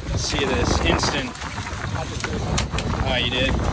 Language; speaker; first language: English; native; English